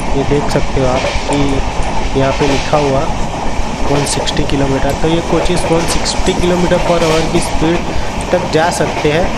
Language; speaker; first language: Hindi; non-native, local second language; Gujarati